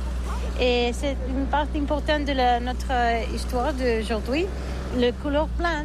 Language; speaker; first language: French; non-native, learner; Catalan